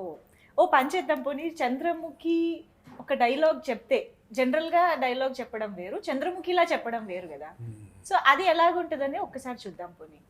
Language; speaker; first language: Telugu; native; Telugu